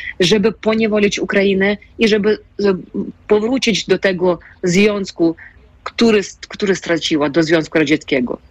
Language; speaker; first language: Polish; non-native, fluent; Ukrainian